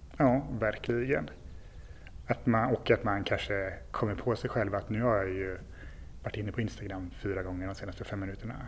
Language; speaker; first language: Swedish; native; Swedish